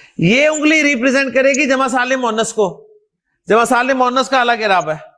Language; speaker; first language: Urdu; non-native, local second language; Punjabi